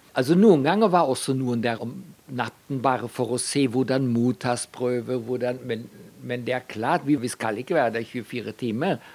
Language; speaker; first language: Norwegian; non-native, fluent; German